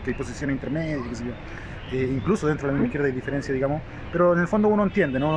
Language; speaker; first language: Spanish; native; Spanish